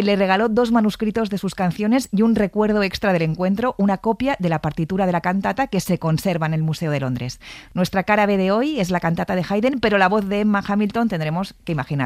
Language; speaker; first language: Spanish; native; Spanish